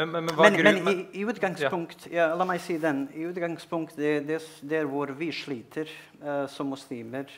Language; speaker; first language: Norwegian; non-native, fluent; Bosnian